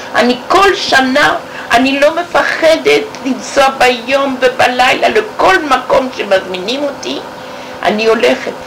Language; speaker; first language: Hebrew; non-native, fluent; French